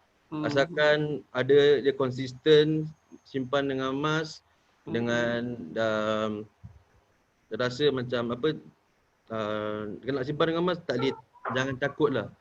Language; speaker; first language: Malay; native; Malay